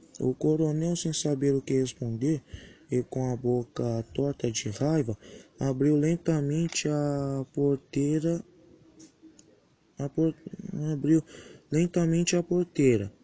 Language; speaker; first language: Portuguese; native; Portuguese